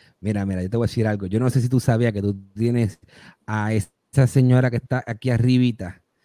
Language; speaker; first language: Spanish; native; Spanish